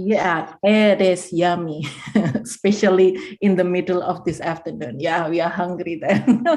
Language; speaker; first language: English; non-native, fluent; Indonesian